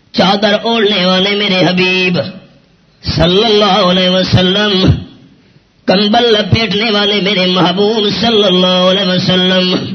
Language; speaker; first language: Urdu; non-native, local second language; Pashto